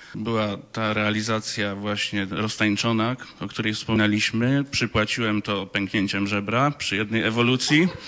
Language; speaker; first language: Polish; native; Polish